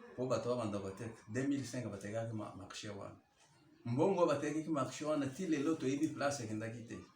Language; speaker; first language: Lingala; non-native, local second language; Luba-Lulua